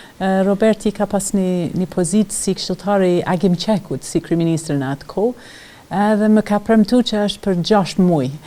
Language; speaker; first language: Albanian; non-native, fluent; English